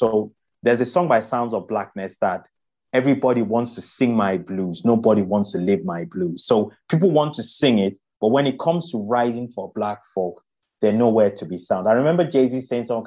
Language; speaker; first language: English; non-native, local second language; Yoruba